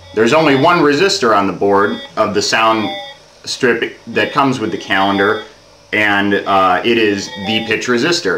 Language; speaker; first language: English; native; English